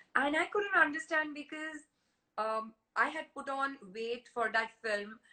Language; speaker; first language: English; non-native, local second language; Hindi